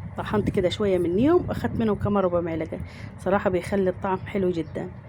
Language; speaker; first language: Egyptian Arabic; native; Egyptian Arabic